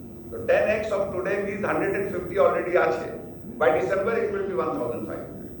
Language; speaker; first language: English; non-native, local second language; Bangla